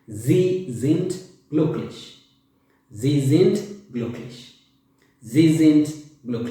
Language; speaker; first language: German; non-native, fluent; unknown